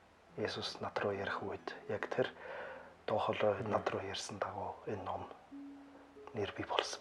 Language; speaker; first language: Mongolian; non-native, learner; German